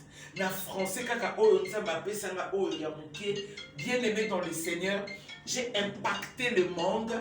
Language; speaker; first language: French; non-native, local second language; Lingala